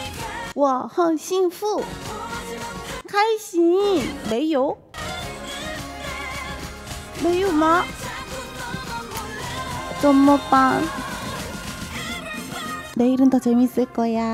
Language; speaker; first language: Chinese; non-native, learner; Korean